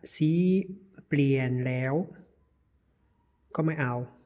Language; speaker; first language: Thai; non-native, learner; Chinese